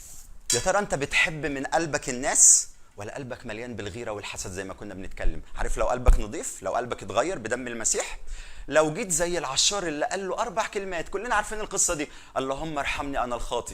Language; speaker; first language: Arabic; native; Arabic